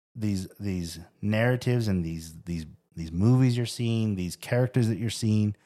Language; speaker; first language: English; native; English